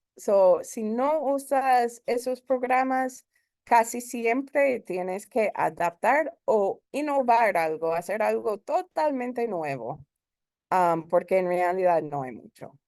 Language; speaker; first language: Spanish; early bilingual, heritage; Spanish